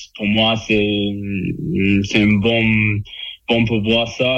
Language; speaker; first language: French; non-native, learner; English